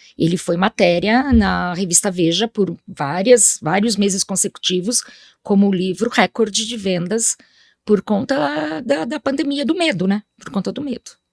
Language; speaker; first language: Portuguese; early bilingual, other home language; Spanish